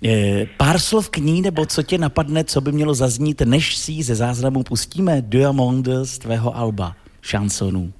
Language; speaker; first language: Czech; native; Czech